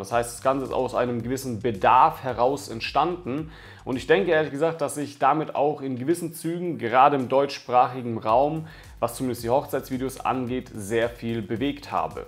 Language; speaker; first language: German; native; German